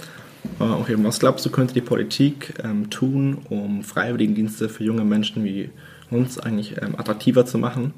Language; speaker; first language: German; native; German